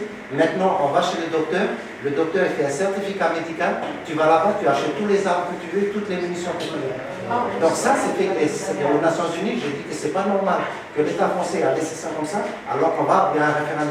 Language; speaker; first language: French; native; French